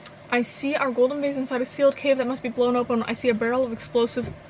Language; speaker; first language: English; native; English